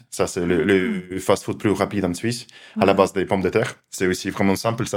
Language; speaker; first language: French; non-native, learner; Russian